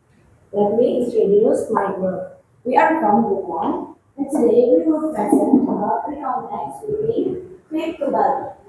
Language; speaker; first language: English; non-native, learner; Indonesian